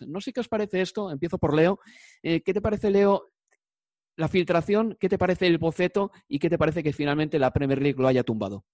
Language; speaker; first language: Spanish; native; Spanish